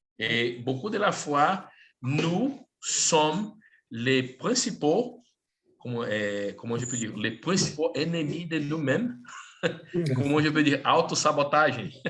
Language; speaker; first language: French; non-native, learner; Portuguese